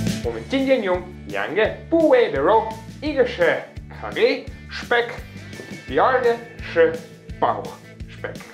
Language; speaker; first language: Chinese; non-native, fluent; German